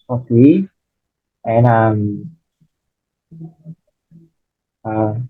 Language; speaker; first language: English; non-native, learner; Vietnamese